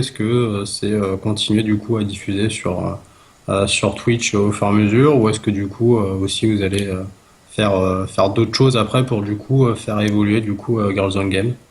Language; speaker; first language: French; native; French